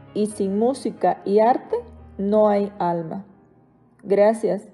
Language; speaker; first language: Spanish; native; Spanish